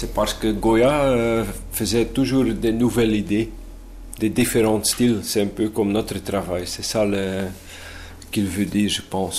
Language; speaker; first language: French; non-native, local second language; Dutch